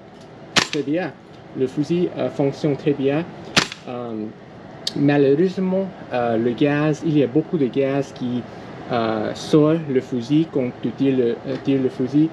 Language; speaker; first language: French; non-native, learner; English